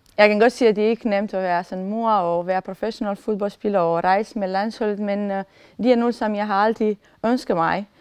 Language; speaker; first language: Danish; non-native, fluent; Romanian